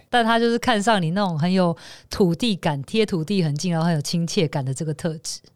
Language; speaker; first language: Chinese; native; Chinese